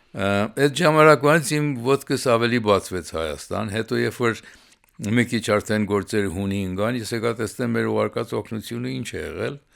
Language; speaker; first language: Armenian; early bilingual, heritage; Armenian